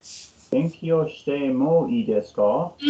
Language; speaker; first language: Japanese; non-native, learner; English